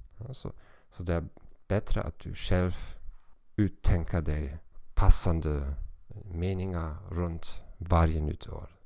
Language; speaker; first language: Swedish; non-native, fluent; German